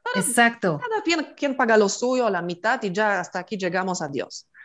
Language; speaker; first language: Spanish; non-native, fluent; Polish